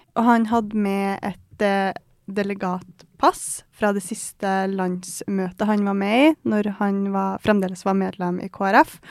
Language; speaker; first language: Norwegian; early bilingual, other home language; Persian